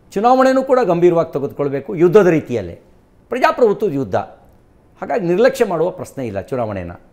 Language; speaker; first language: Kannada; native; Kannada